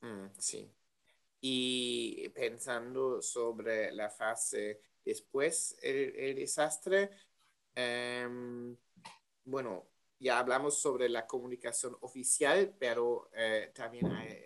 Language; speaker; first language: Spanish; non-native, learner; German